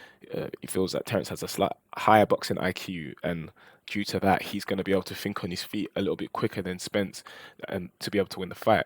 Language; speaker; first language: English; native; English